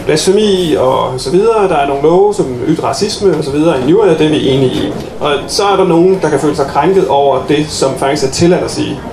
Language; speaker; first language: Danish; native; Danish